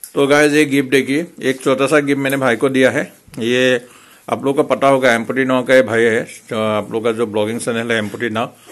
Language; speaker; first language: Hindi; non-native, local second language; Assamese